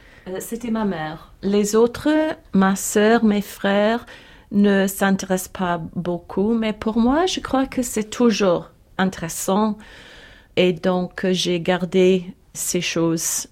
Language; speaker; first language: French; non-native, learner; English